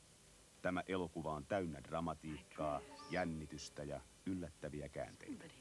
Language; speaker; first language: Finnish; native; Finnish